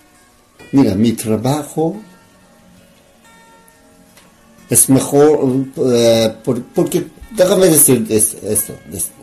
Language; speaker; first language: Spanish; non-native, learner; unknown